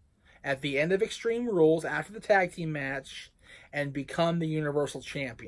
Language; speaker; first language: English; native; English